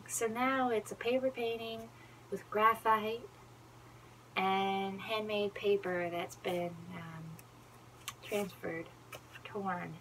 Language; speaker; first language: English; native; English